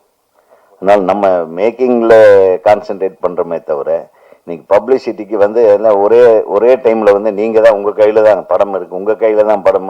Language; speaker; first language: Tamil; native; Tamil